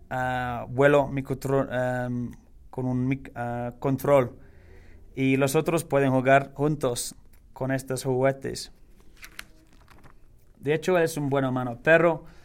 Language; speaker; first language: Spanish; non-native, learner; English